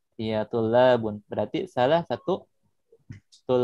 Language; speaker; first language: Indonesian; native; Indonesian